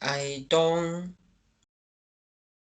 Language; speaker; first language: English; non-native, learner; Chinese